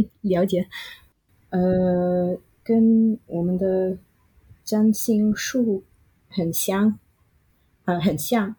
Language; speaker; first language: Chinese; non-native, fluent; Vietnamese